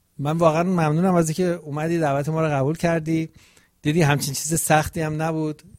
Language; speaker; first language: Persian; native; Persian